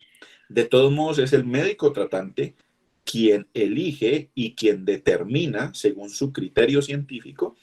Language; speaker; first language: Spanish; native; Spanish